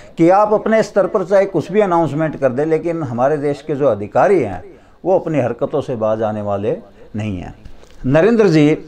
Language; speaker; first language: Hindi; native; Hindi